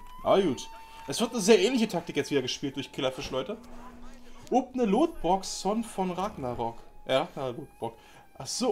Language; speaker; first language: German; native; German